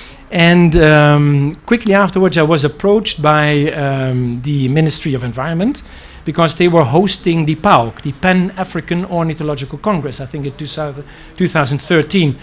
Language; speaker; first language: English; non-native, fluent; Dutch